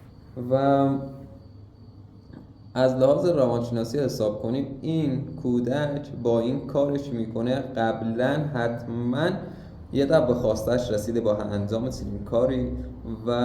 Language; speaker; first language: Persian; native; Persian